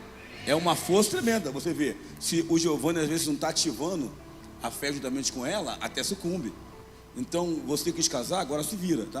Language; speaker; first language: Portuguese; native; Portuguese